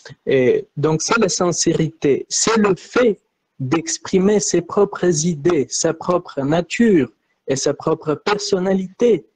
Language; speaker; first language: French; non-native, fluent; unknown